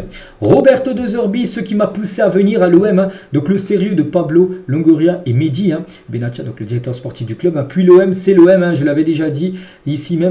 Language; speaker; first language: French; native; French